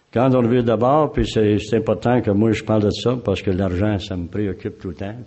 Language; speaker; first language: French; native; French